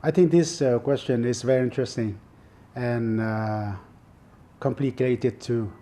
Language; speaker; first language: English; non-native, fluent; Vietnamese